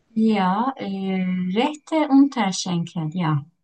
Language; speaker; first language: German; non-native, learner; Turkish